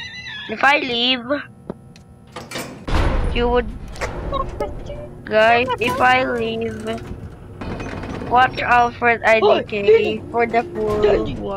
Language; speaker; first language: English; non-native, local second language; Filipino